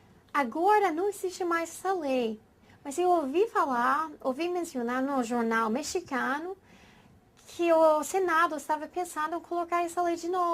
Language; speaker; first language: Portuguese; non-native, fluent; English